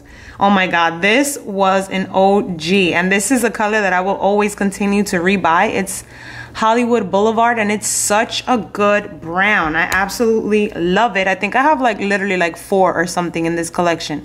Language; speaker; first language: English; native; English